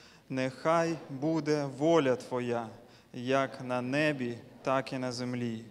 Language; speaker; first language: Ukrainian; native; Ukrainian